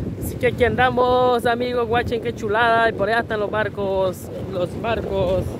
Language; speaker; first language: Spanish; native; Spanish